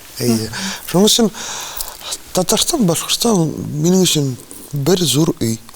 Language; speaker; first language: Tatar; native; Tatar